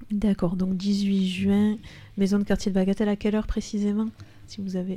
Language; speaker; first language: French; native; French